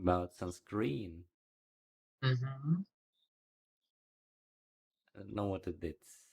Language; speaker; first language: English; non-native, learner; Ukrainian